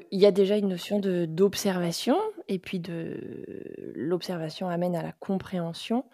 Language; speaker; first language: French; native; French